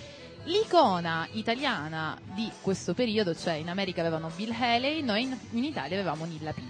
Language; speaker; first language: Italian; native; Italian